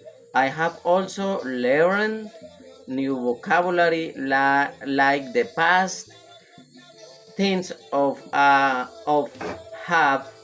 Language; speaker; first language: English; non-native, learner; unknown